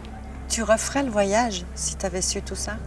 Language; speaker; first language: French; native; French